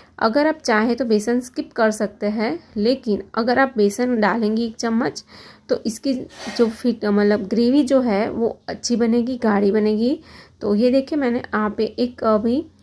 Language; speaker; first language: Hindi; non-native, local second language; Gujarati